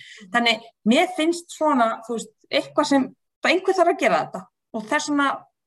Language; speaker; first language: Icelandic; non-native, fluent; Bosnian